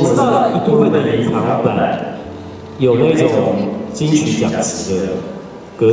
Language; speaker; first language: Chinese; native; Chinese